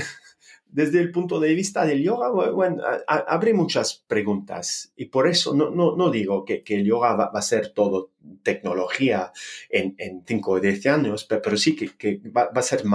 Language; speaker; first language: Spanish; non-native, fluent; English